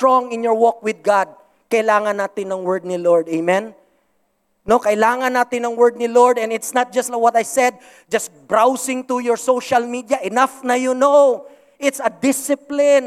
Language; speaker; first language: English; non-native, local second language; Cebuano